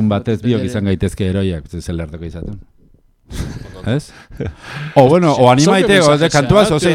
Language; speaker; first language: Basque; native; Basque